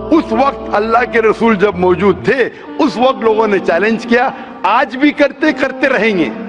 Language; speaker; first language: Hindi; non-native, local second language; Konkani